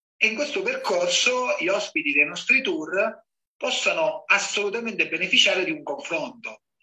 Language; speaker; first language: Italian; native; Italian